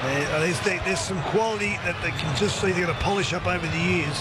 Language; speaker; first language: English; native; English